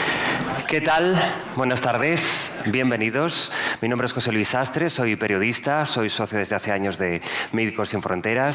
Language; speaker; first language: Spanish; native; Spanish